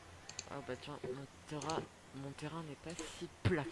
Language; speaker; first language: French; native; French